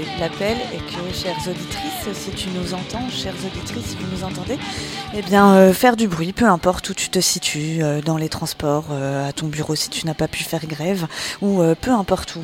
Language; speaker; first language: French; native; French